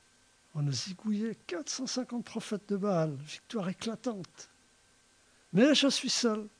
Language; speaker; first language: French; native; French